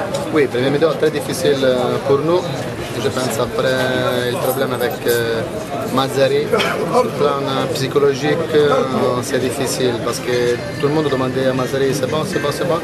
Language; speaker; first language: French; non-native, learner; Italian